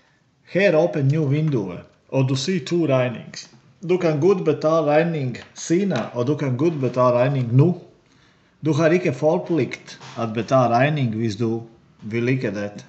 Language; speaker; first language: Danish; non-native, learner; Latvian